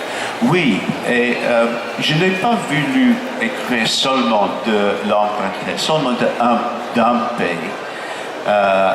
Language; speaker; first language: French; non-native, fluent; English